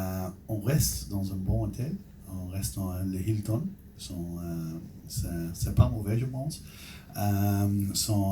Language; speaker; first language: French; non-native, local second language; Dutch